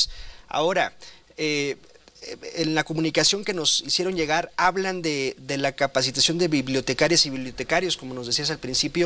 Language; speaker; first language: Spanish; native; Spanish